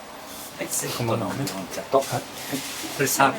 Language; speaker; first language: Japanese; native; Japanese